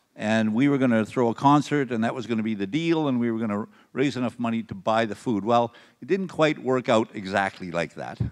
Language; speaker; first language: English; native; English